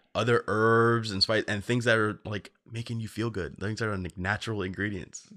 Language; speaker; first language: English; native; English